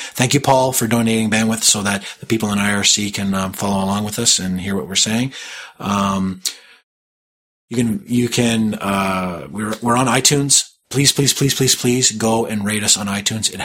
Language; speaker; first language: English; native; English